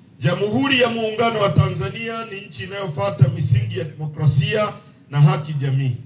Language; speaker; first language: Swahili; native; Swahili